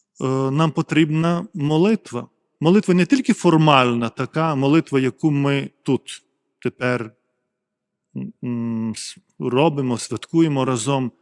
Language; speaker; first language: Ukrainian; non-native, fluent; Lithuanian